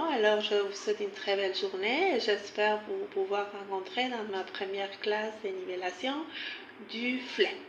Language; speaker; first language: French; non-native, fluent; Spanish